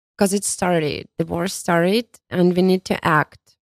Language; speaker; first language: English; non-native, fluent; Ukrainian